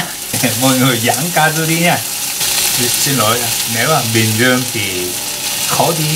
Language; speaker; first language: Vietnamese; non-native, learner; Japanese